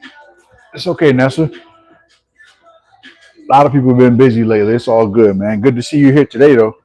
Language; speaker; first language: English; native; English